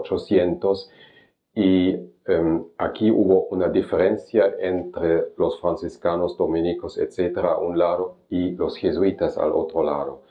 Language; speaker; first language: Spanish; non-native, fluent; German